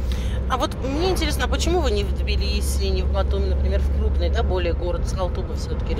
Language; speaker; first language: Russian; native; Russian